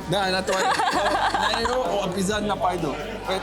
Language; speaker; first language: Russian; non-native, learner; Arabic